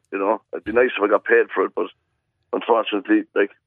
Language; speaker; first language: English; native; English